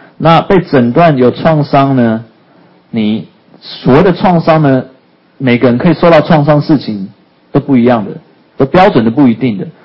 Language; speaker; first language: Chinese; native; Chinese